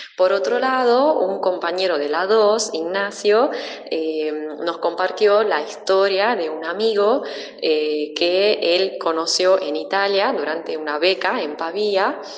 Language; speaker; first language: Spanish; non-native, fluent; Italian